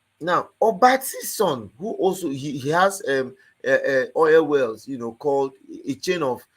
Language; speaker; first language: Nigerian Pidgin; native; Nigerian Pidgin